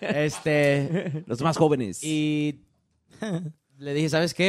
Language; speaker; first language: Spanish; early bilingual, other home language; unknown